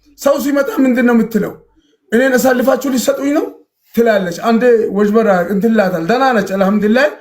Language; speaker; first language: Amharic; non-native, local second language; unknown